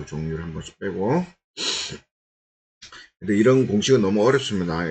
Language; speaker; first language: Korean; native; Korean